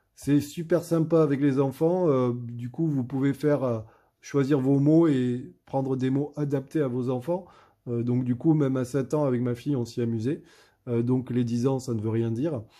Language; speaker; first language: French; native; French